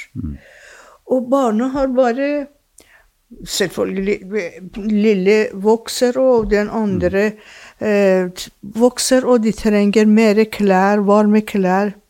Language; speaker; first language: Norwegian; non-native, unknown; Persian